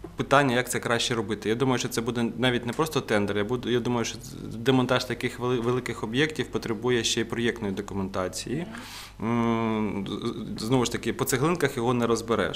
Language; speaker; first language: Ukrainian; native; Ukrainian